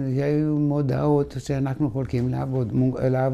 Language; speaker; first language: Hebrew; non-native, fluent; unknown